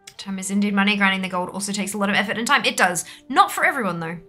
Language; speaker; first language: English; native; English